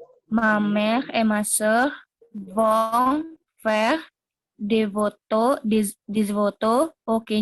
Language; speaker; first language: French; non-native, learner; Indonesian